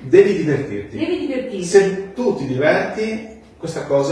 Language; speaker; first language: Italian; native; Italian